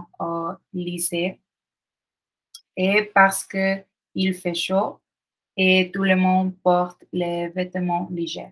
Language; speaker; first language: French; non-native, learner; Spanish